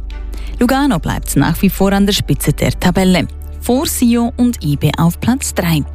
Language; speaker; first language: German; native; German